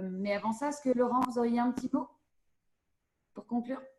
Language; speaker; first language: French; native; French